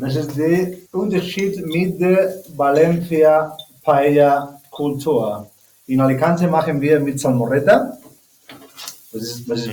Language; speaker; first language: German; non-native, learner; Spanish